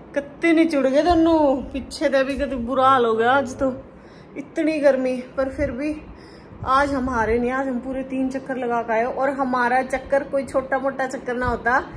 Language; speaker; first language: Hindi; native; Hindi